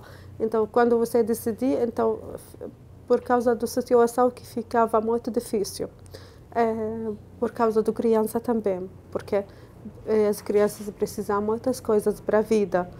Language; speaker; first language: Portuguese; non-native, learner; Arabic